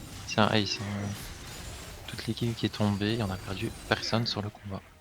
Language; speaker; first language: French; native; French